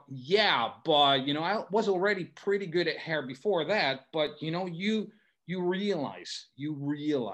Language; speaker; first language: English; non-native, fluent; Dutch